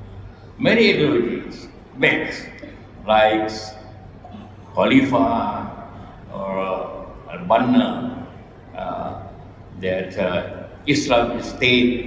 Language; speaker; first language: English; non-native, learner; Indonesian